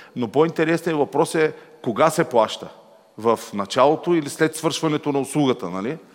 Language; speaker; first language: Bulgarian; native; Bulgarian